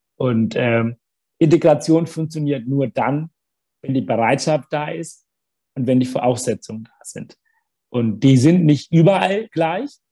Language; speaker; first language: German; early bilingual, other home language; Tamil